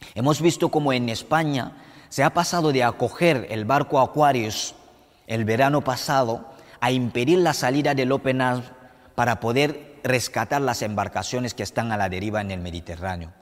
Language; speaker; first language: Spanish; non-native, fluent; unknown